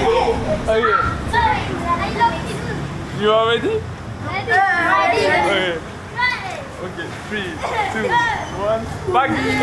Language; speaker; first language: English; non-native, learner; French